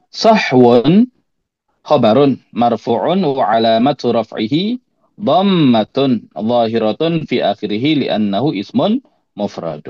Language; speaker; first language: Arabic; non-native, fluent; Indonesian